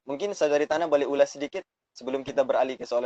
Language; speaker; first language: Malay; native; Malay